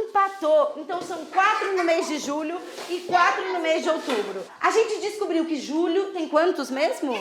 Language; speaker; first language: Portuguese; native; Portuguese